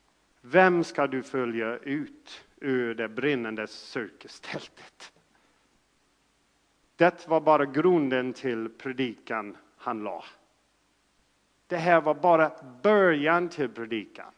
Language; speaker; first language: Swedish; non-native, fluent; English